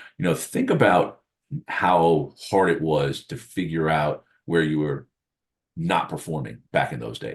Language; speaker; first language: English; native; English